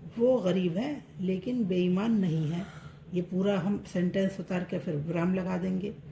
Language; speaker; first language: Hindi; native; Hindi